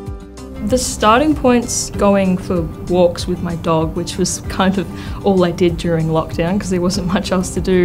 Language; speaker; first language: English; native; English